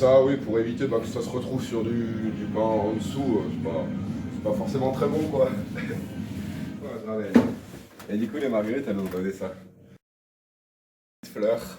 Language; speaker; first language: French; native; French